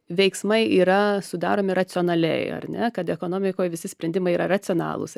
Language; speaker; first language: Lithuanian; early bilingual, heritage; Lithuanian